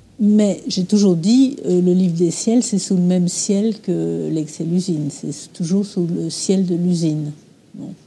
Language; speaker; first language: French; early bilingual, other home language; English